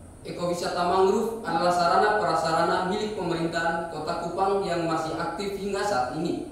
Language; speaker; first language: Indonesian; native; Indonesian